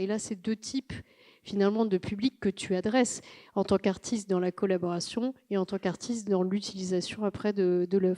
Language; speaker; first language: French; native; French